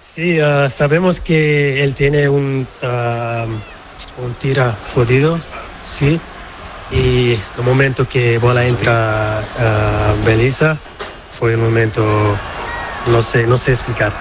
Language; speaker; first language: Spanish; non-native, learner; Portuguese